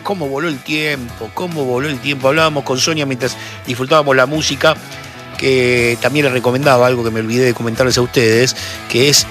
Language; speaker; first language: Spanish; native; Spanish